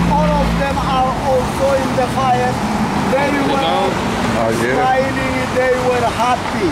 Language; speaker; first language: English; non-native, learner; Amharic